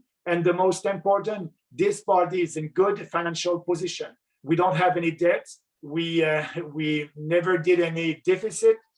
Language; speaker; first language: English; non-native, local second language; French